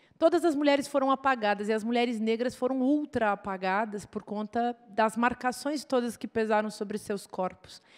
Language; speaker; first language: Portuguese; native; Portuguese